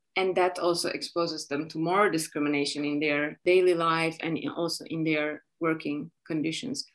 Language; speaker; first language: English; non-native, fluent; Turkish